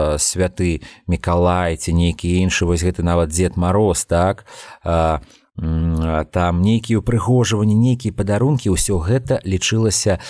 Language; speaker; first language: Belarusian; non-native, local second language; Russian